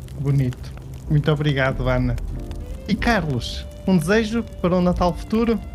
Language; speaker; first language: Portuguese; early bilingual, heritage; Portuguese